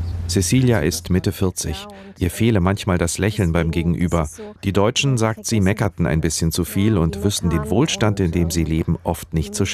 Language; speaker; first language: German; native; German